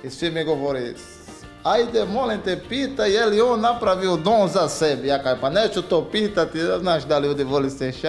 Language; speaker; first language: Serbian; non-native, learner; Portuguese